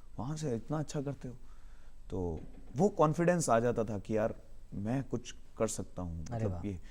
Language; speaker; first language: Hindi; native; Hindi